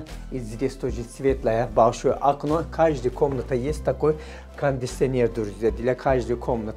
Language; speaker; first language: Russian; non-native, fluent; Turkish